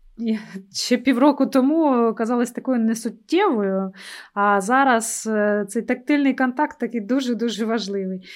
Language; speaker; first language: Ukrainian; non-native, local second language; Russian